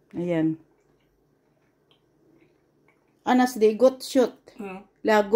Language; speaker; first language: Swedish; non-native, learner; Filipino